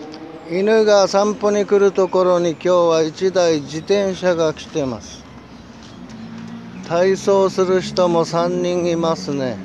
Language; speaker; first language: Japanese; native; Japanese